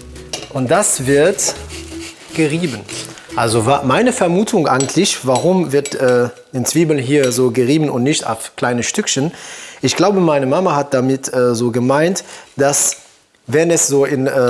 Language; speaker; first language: German; non-native, fluent; French